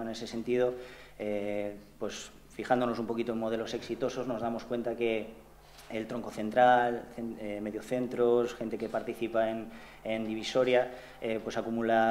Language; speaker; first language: Spanish; native; Spanish